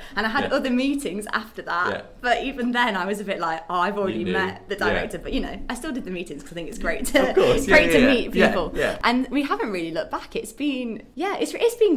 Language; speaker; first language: English; native; English